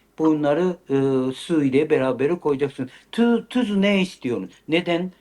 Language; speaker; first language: Turkish; non-native, learner; Japanese